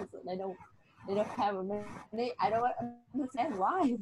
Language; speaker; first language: English; non-native, learner; Vietnamese